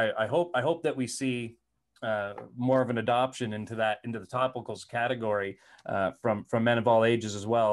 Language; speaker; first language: English; native; English